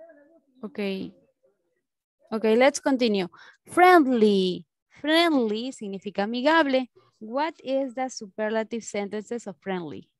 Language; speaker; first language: English; non-native, learner; Spanish